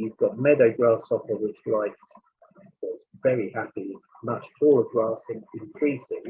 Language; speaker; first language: English; native; English